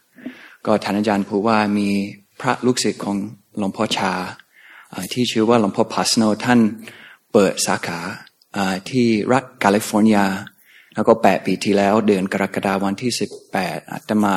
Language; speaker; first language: Thai; non-native, fluent; English